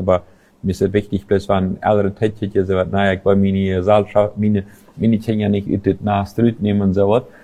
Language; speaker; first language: German; non-native, local second language; Plautdietsch